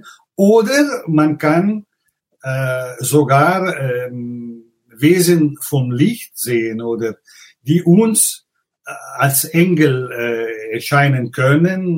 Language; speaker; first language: German; non-native, fluent; Italian